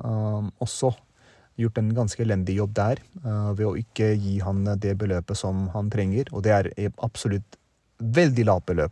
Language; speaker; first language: Norwegian; early bilingual, other home language; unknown